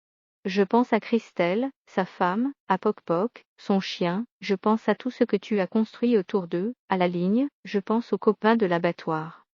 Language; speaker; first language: French; native; French